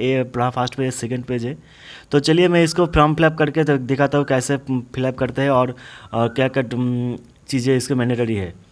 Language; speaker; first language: Hindi; non-native, local second language; Bangla